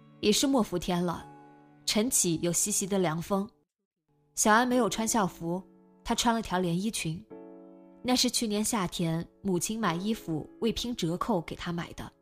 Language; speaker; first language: Chinese; native; Chinese